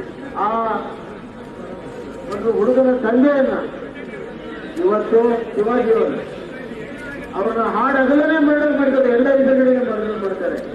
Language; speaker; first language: Kannada; native; Kannada